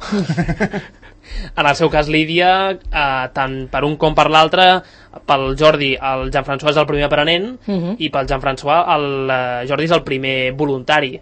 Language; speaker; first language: Catalan; native; Catalan